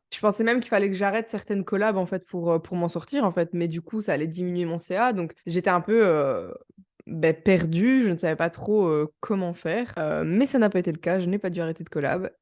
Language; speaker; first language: French; native; French